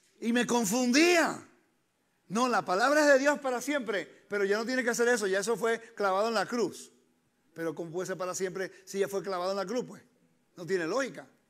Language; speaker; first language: Spanish; early bilingual, heritage; Spanish